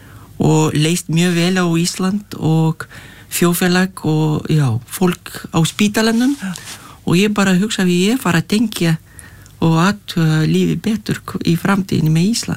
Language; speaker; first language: Icelandic; non-native, fluent; Lithuanian